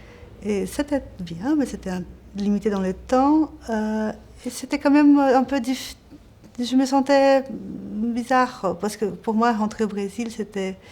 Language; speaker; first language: French; non-native, fluent; Portuguese